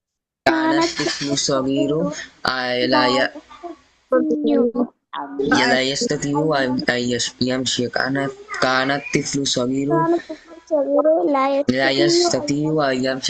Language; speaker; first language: Arabic; non-native, learner; Bangla